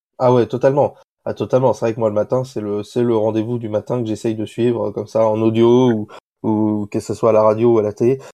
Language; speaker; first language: French; native; French